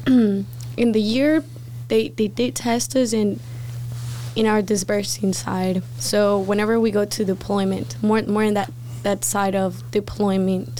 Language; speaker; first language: English; non-native, fluent; Spanish